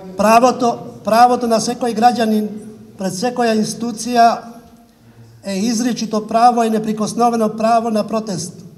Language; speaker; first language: Macedonian; non-native, local second language; Albanian